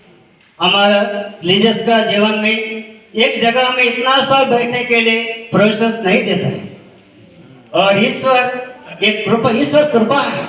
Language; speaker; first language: Hindi; non-native, local second language; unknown